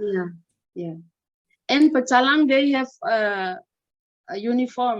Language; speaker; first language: English; non-native, learner; Indonesian